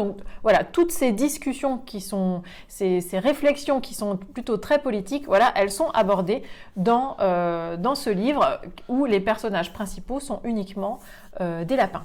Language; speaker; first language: French; native; French